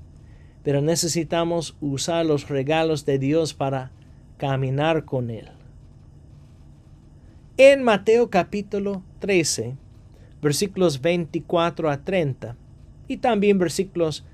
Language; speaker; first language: Spanish; non-native, fluent; English